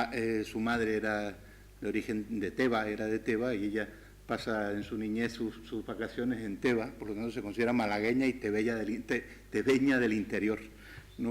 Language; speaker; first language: Spanish; native; Spanish